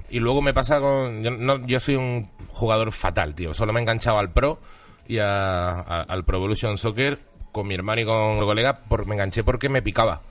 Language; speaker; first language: Spanish; native; Spanish